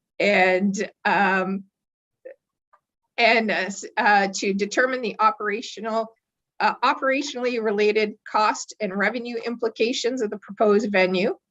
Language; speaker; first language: English; native; English